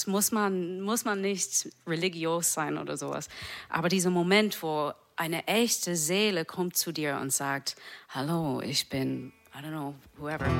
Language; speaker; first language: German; non-native, learner; English